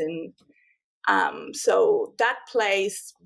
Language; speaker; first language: English; non-native, fluent; Spanish